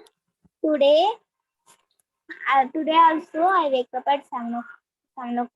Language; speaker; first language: English; non-native, learner; Tamil